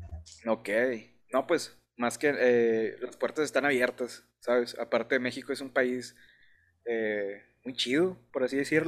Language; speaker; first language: Spanish; native; Spanish